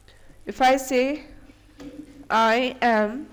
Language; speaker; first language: English; non-native, local second language; Hindi